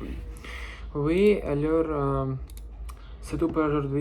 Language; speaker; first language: French; non-native, learner; Russian